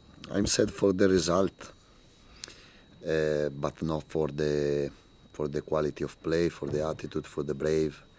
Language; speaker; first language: English; non-native, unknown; Italian